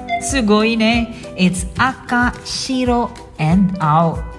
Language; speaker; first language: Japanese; non-native, fluent; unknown